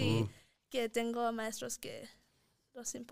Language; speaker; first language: Spanish; early bilingual, heritage; Spanish